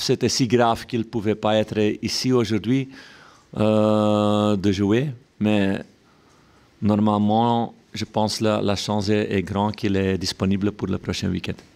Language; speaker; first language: French; non-native, local second language; Dutch